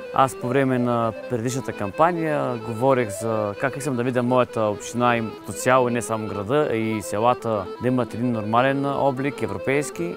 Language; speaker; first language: Bulgarian; native; Bulgarian